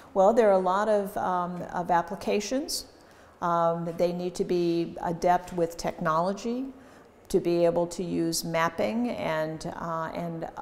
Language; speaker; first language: English; native; English